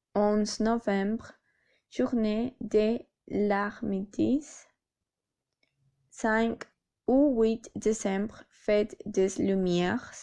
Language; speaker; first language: French; non-native, learner; Spanish